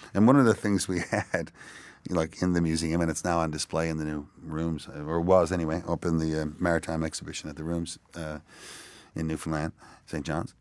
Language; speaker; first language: English; native; English